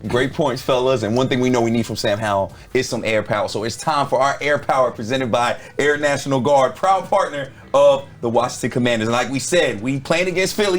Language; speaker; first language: English; native; English